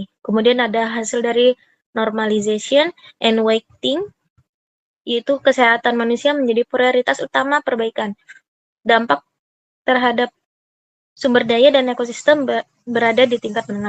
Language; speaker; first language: Indonesian; native; Indonesian